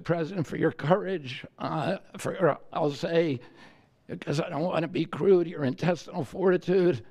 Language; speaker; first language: English; native; English